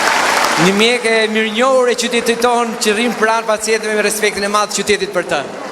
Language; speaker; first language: Albanian; native; Albanian